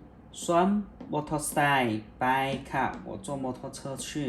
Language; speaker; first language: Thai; non-native, learner; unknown